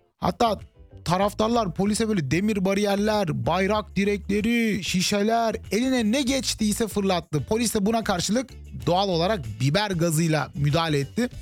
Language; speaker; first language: Turkish; early bilingual, heritage; Turkish